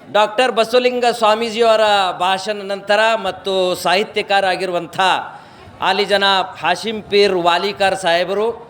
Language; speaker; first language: Kannada; non-native, local second language; Urdu